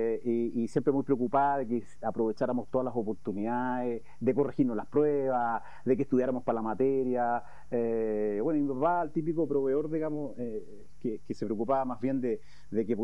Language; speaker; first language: Spanish; native; Spanish